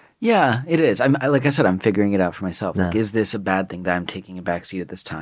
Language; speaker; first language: English; native; English